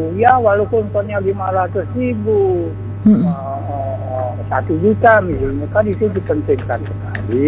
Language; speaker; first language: Indonesian; non-native, local second language; Balinese